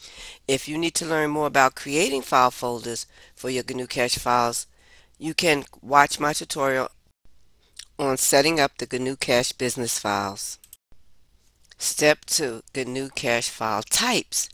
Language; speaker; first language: English; native; English